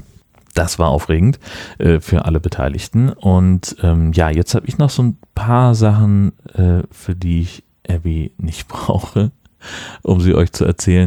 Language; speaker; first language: German; native; German